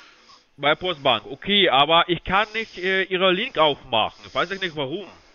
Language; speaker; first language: German; non-native, fluent; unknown